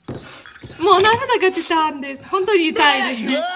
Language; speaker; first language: Japanese; non-native, fluent; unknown